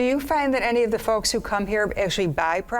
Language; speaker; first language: English; native; English